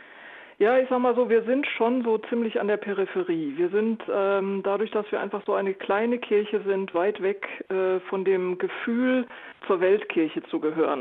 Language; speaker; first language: German; native; German